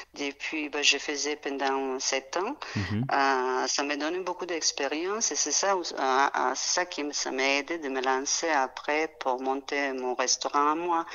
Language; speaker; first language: French; non-native, fluent; Serbian